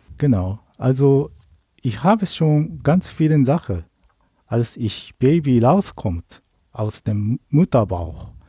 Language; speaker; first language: German; non-native, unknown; Japanese